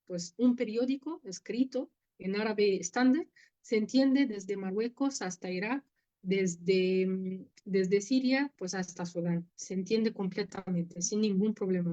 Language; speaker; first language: Spanish; non-native, fluent; Arabic